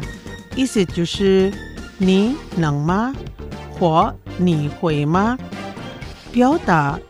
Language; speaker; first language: Chinese; non-native, fluent; Indonesian